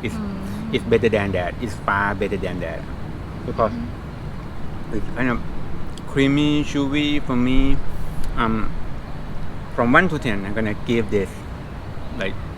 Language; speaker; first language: English; non-native, fluent; Thai